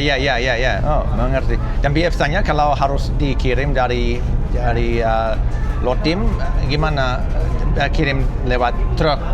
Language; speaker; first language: Indonesian; non-native, fluent; English